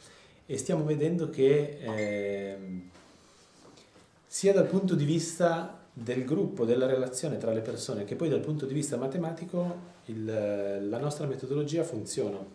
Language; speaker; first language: Italian; native; Italian